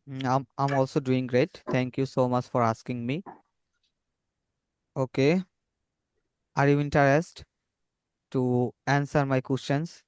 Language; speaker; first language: English; non-native, fluent; Bangla